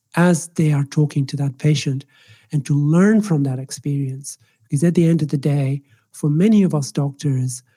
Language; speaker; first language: English; non-native, local second language; Swahili